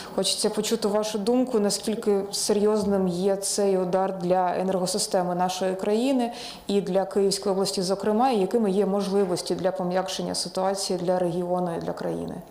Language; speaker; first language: Ukrainian; native; Ukrainian